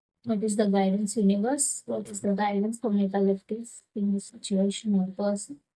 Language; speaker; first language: English; non-native, local second language; Telugu